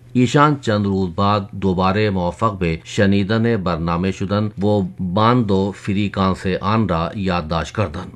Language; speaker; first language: Persian; non-native, fluent; Urdu